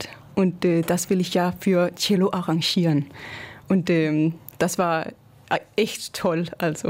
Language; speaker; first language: German; non-native, fluent; Danish